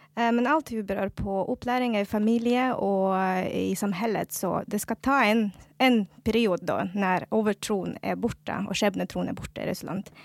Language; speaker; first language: Norwegian; non-native, fluent; Russian